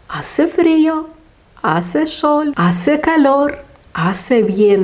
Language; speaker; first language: Spanish; non-native, fluent; Lithuanian